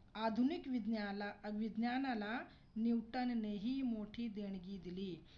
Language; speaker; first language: Hindi; non-native, local second language; Marathi